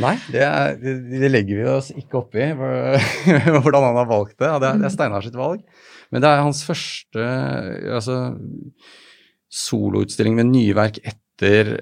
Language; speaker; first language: Norwegian; native; Norwegian